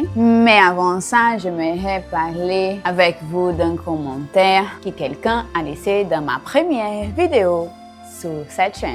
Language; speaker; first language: French; non-native, learner; Portuguese